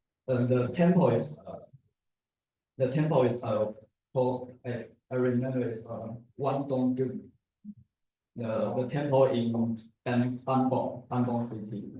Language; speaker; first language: English; non-native, learner; Chinese